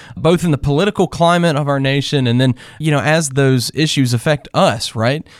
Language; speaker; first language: English; native; English